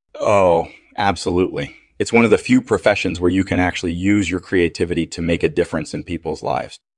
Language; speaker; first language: English; native; English